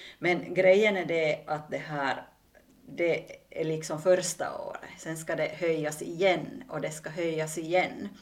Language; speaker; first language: Swedish; native; Swedish